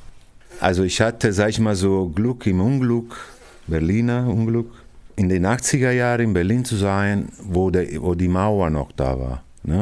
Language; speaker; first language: German; non-native, fluent; Italian